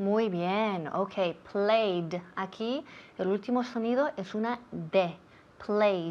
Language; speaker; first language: Spanish; non-native, fluent; English